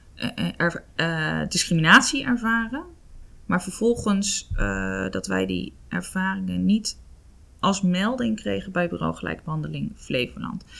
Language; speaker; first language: Dutch; native; Dutch